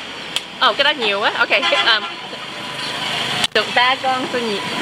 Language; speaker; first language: Vietnamese; early bilingual, heritage; Vietnamese